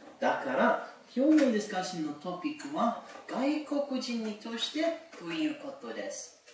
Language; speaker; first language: Japanese; non-native, learner; English